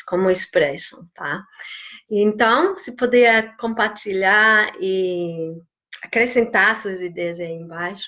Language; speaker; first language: Portuguese; non-native, fluent; English